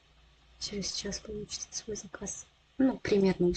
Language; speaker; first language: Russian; non-native, local second language; Kazakh